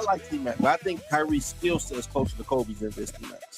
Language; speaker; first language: English; native; English